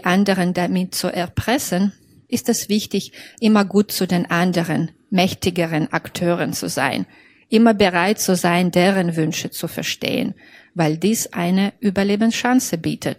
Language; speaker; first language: German; non-native, fluent; Belarusian